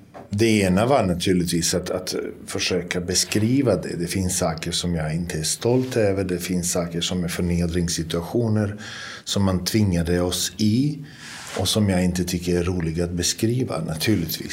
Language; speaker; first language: Swedish; non-native, fluent; Bosnian